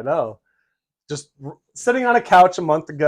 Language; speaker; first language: English; native; English